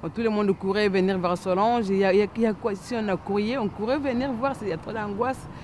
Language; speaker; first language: French; non-native, learner; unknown